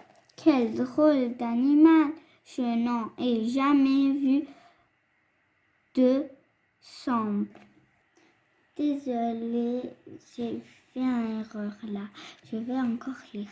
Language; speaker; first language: French; non-native, fluent; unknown